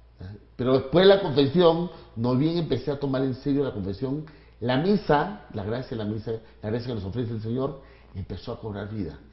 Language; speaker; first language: Spanish; native; Spanish